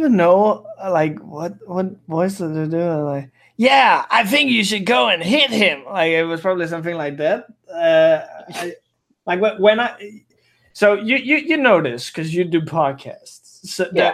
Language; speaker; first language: English; non-native, fluent; Danish